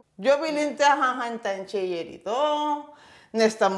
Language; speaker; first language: Swedish; non-native, learner; Spanish